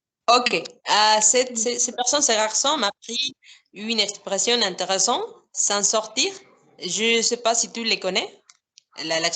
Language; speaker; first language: French; non-native, fluent; Spanish